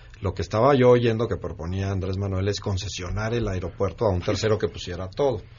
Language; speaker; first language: Spanish; native; Spanish